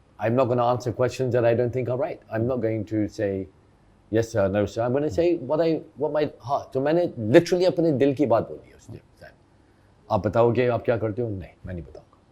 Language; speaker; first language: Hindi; early bilingual, heritage; Hindi